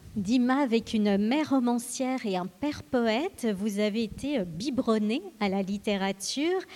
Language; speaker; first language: French; native; French